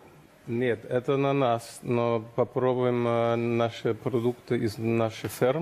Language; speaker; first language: Russian; non-native, learner; German